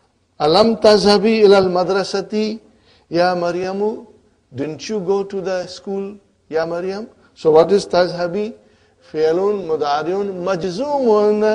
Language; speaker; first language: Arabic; non-native, fluent; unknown